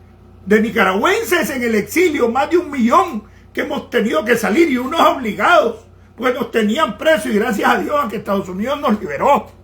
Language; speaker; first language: Spanish; native; Spanish